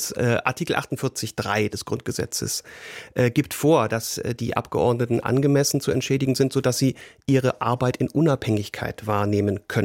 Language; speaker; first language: German; native; German